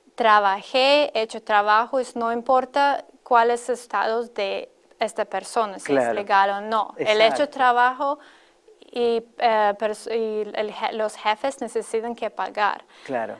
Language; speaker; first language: Spanish; non-native, learner; Latvian